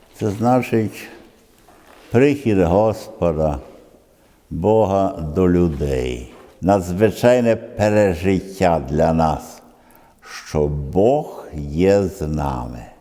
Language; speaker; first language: Ukrainian; early bilingual, other home language; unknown